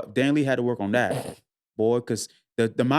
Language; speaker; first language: English; native; English